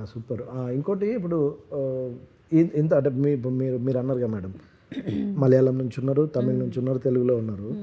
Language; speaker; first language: Telugu; native; Telugu